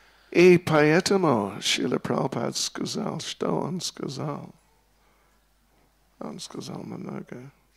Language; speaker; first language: Russian; non-native, learner; English